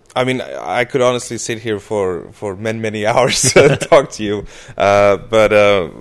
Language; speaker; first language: English; early bilingual, other home language; Icelandic